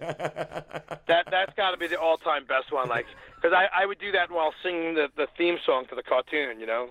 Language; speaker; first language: English; native; English